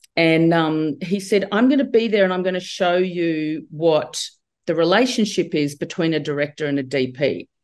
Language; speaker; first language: English; native; English